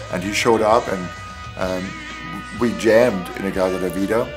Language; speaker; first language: English; non-native, fluent; German